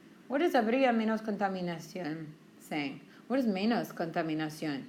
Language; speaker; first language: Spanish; non-native, fluent; English